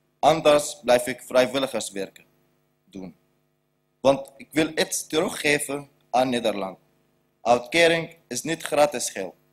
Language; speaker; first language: Dutch; non-native, learner; Arabic